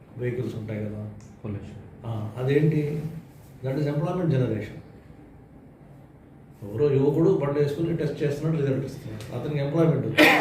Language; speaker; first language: Telugu; native; Telugu